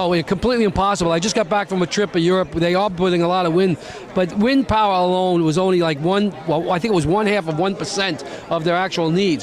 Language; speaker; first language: English; native; English